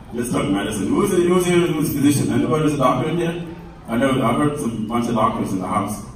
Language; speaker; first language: English; non-native, fluent; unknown